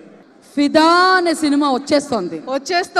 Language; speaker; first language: Telugu; native; Telugu